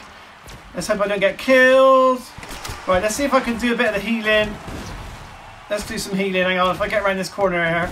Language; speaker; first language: English; native; English